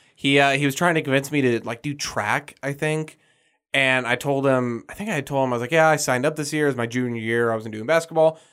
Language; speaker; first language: English; native; English